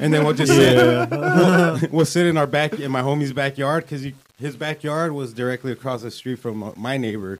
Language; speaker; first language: English; early bilingual, other home language; Spanish